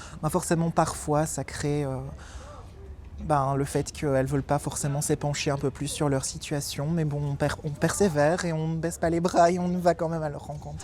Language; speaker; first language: French; native; French